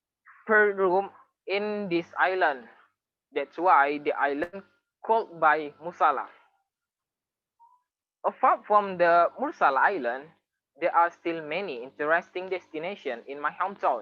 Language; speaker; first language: English; non-native, local second language; Indonesian